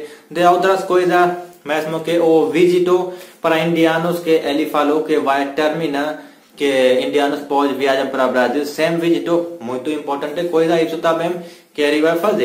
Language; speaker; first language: Portuguese; non-native, learner; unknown